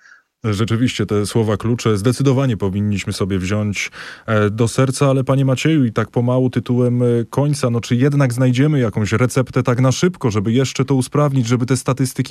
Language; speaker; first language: Polish; native; Polish